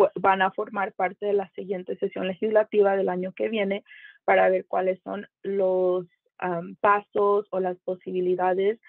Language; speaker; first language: Spanish; native; Spanish